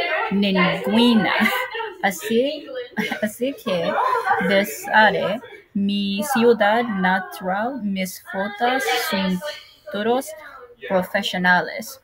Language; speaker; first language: Spanish; non-native, learner; English